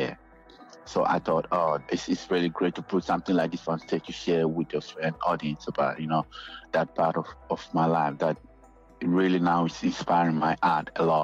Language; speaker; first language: English; non-native, local second language; Ga